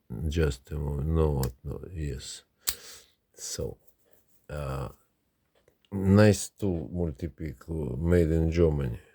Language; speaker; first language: English; non-native, learner; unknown